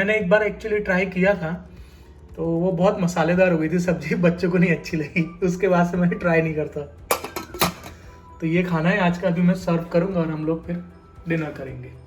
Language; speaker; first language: Hindi; native; Hindi